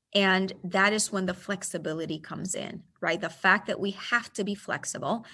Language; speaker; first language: English; early bilingual, other home language; Spanish